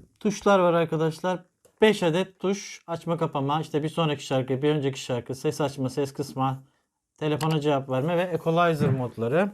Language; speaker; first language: Turkish; native; Turkish